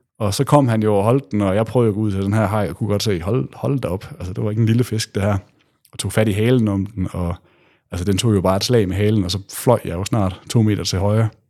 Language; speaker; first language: Danish; native; Danish